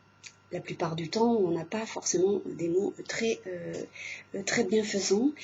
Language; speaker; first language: French; native; French